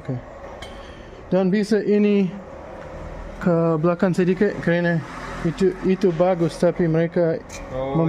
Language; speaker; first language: Indonesian; non-native, learner; English